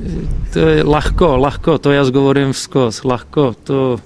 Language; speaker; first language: Slovenian; non-native, learner; Czech